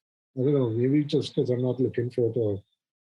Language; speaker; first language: English; native; English